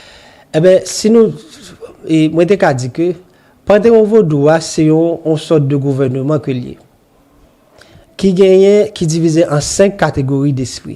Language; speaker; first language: Haitian Creole; native; Haitian Creole